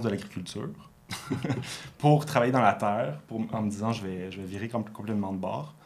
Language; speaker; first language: French; native; French